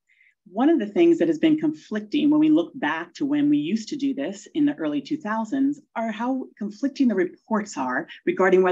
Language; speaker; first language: English; native; English